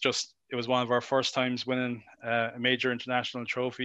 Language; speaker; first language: English; native; English